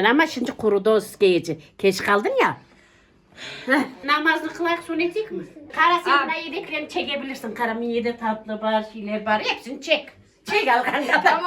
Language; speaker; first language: Turkish; native; Turkish